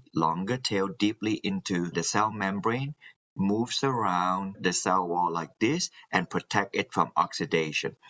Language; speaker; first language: English; non-native, local second language; Min Nan Chinese